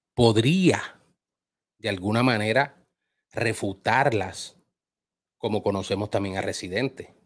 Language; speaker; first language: Spanish; native; Spanish